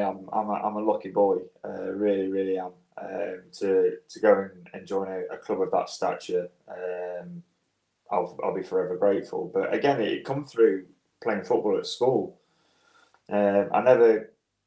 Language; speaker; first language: English; native; English